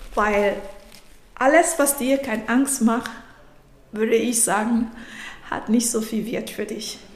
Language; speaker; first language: German; non-native, fluent; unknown